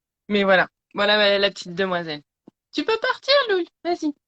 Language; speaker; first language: French; native; French